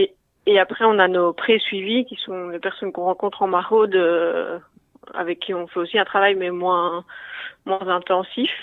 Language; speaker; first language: French; native; French